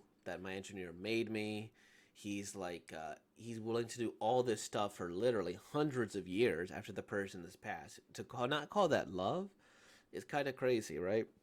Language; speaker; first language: English; native; English